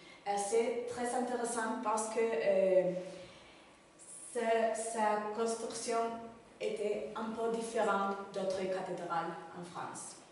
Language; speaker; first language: French; non-native, learner; Spanish